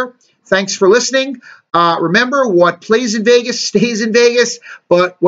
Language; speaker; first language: English; native; English